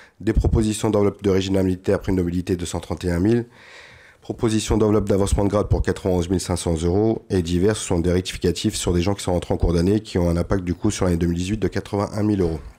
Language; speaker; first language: French; native; French